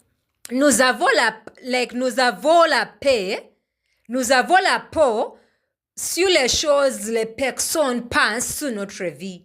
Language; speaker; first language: French; non-native, learner; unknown